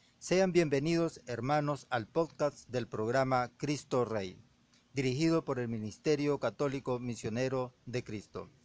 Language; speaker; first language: Spanish; native; Spanish